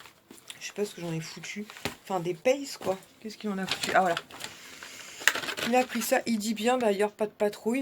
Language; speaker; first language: French; native; French